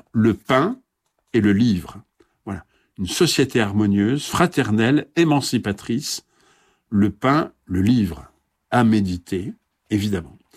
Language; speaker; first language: French; native; French